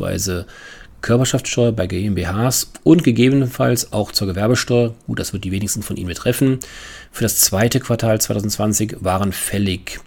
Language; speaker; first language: German; native; German